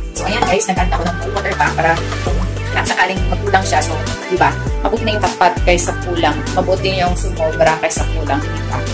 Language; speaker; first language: Filipino; non-native, local second language; Cebuano